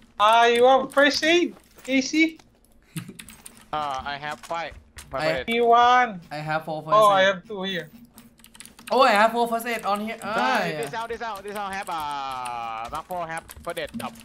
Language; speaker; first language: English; non-native, learner; Thai